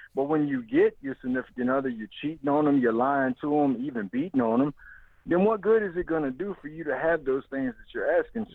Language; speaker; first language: English; native; English